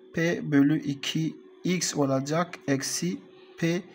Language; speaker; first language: Turkish; non-native, learner; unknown